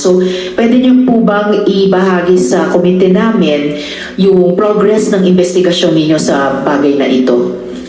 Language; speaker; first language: Filipino; native; Filipino